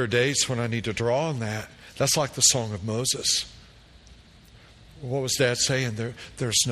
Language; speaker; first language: English; native; English